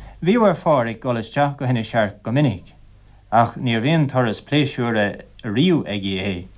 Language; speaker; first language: Irish; native; Irish